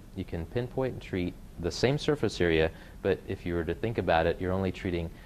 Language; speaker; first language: English; native; English